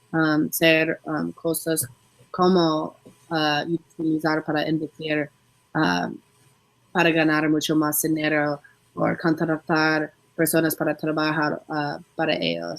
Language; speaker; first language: Spanish; non-native, learner; English